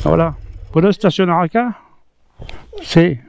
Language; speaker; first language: Spanish; non-native, learner; French